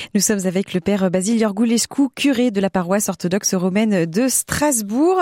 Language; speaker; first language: French; native; French